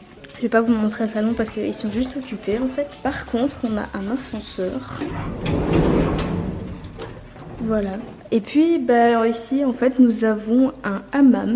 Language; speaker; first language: French; native; French